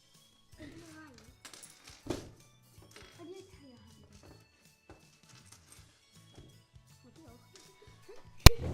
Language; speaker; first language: Welsh; non-native, local second language; English